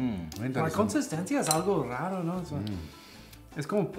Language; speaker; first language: Spanish; non-native, fluent; English